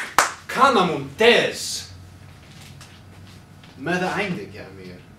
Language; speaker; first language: Arabic; non-native, learner; English